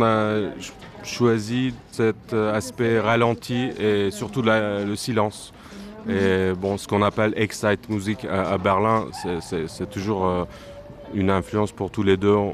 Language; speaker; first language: French; non-native, fluent; Turkish